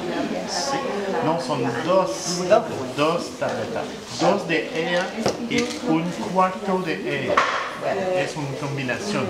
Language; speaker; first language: Spanish; non-native, learner; French